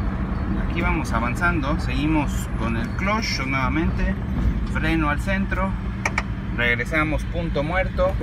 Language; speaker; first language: Spanish; native; Spanish